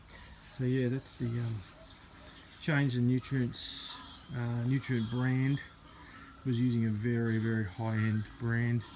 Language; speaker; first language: English; native; English